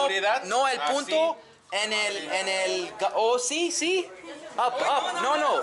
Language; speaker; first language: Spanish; non-native, learner; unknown